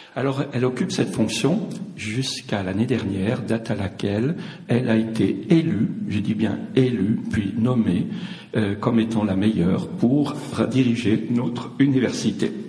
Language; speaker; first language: French; native; French